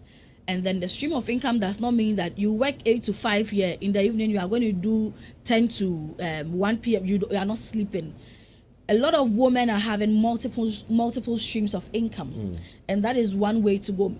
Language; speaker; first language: English; non-native, local second language; Akan